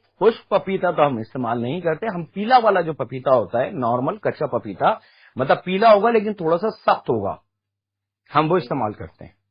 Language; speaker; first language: Urdu; native; Urdu